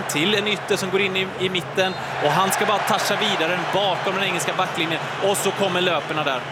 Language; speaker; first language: Swedish; native; Swedish